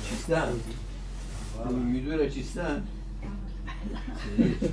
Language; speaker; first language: Italian; native; Italian